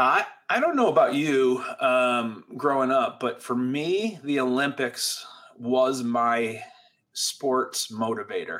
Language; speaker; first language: English; native; English